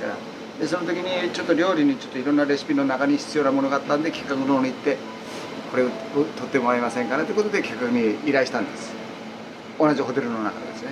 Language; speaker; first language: Japanese; native; Japanese